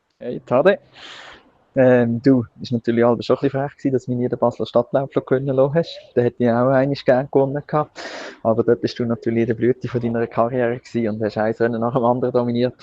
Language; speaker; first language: German; native; German